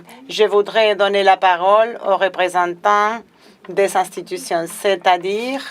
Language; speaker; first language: French; non-native, fluent; Spanish